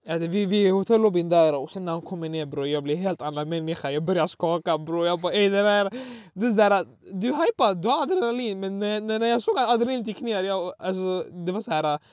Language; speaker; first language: Swedish; early bilingual, other home language; Arabic